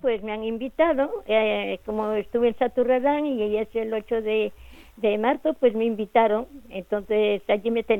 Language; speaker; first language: Spanish; native; Spanish